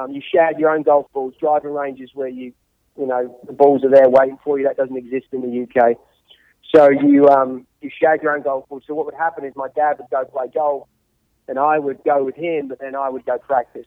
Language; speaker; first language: English; native; English